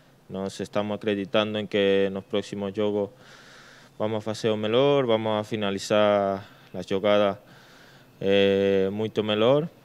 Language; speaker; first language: Portuguese; non-native, learner; Spanish